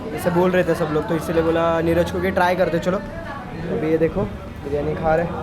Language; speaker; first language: Hindi; non-native, local second language; Marathi